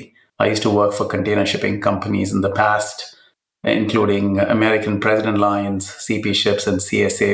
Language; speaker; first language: English; non-native, local second language; Malayalam